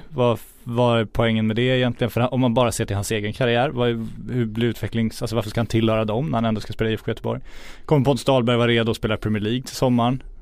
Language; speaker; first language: Swedish; native; Swedish